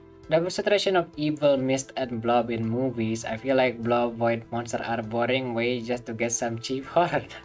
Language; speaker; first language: English; non-native, fluent; Indonesian